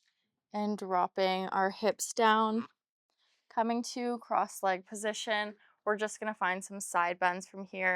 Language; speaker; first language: English; native; English